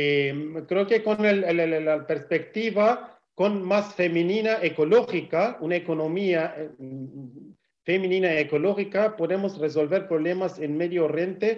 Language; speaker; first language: Spanish; non-native, learner; Kurdish